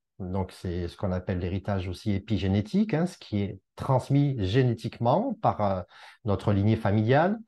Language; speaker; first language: French; native; French